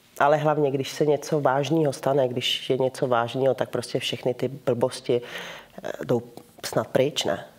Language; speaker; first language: Czech; early bilingual, heritage; Czech